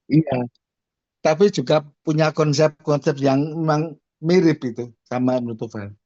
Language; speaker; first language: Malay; non-native, local second language; Javanese